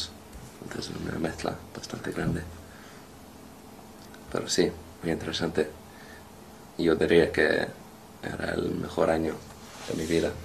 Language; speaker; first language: Spanish; non-native, fluent; English